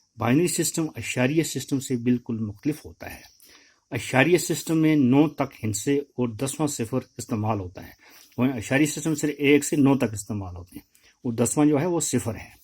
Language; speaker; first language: Urdu; non-native, local second language; Kashmiri